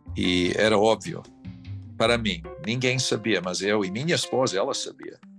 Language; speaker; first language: Portuguese; non-native, fluent; English